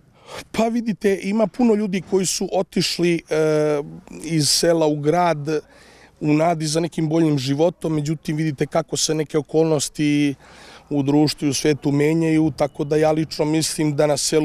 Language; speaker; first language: Serbian; native; Serbian